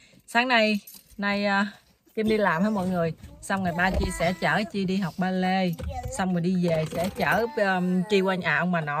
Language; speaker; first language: Vietnamese; native; Vietnamese